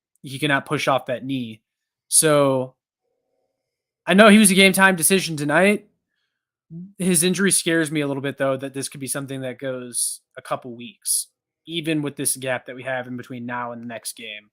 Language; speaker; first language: English; native; English